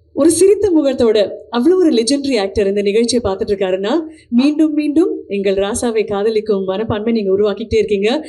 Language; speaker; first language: Tamil; native; Tamil